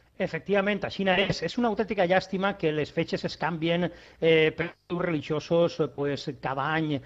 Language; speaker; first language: Catalan; non-native, local second language; Spanish